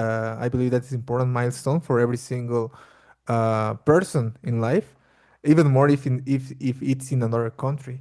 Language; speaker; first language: English; non-native, fluent; Portuguese